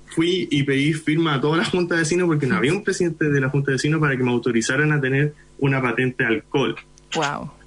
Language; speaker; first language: Spanish; early bilingual, other home language; Hindi